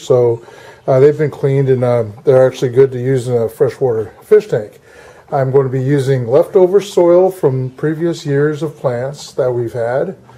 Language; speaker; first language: English; native; English